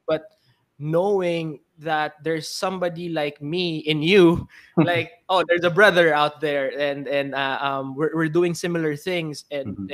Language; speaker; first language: English; non-native, local second language; Filipino